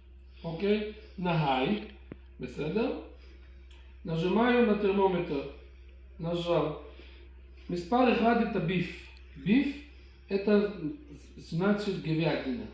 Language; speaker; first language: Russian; early bilingual, heritage; Russian